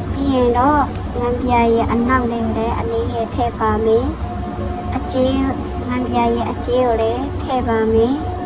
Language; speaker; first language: Burmese; non-native, local second language; Kachin